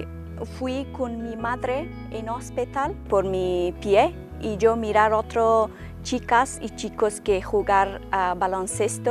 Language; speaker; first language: Spanish; non-native, learner; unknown